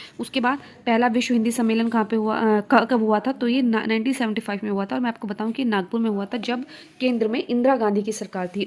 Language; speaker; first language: Hindi; native; Hindi